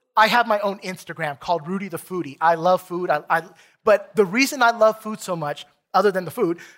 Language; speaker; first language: English; native; English